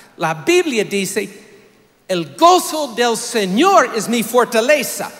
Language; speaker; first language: Spanish; non-native, fluent; English